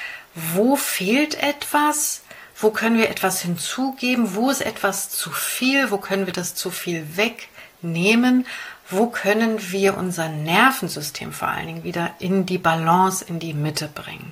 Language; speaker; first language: German; native; German